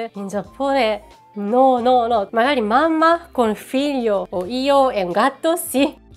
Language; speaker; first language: Italian; non-native, fluent; Japanese